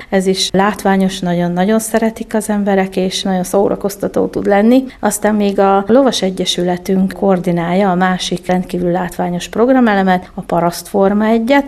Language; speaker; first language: Hungarian; native; Hungarian